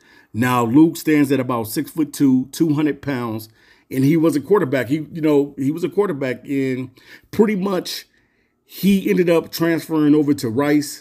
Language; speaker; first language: English; native; English